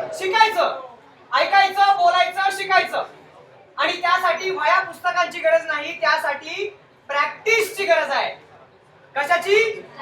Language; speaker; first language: Marathi; non-native, local second language; Telugu